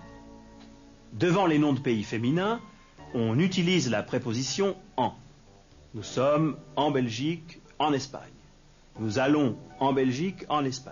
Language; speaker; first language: French; native; French